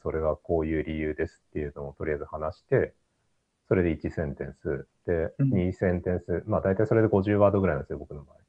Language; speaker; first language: Japanese; native; Japanese